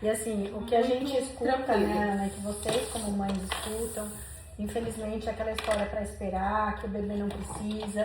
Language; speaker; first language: Portuguese; native; Portuguese